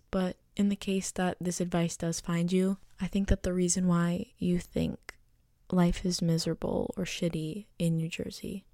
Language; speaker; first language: English; native; English